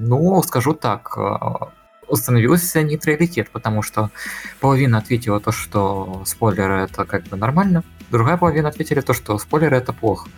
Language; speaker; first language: Russian; native; Russian